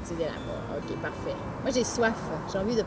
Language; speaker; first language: French; native; French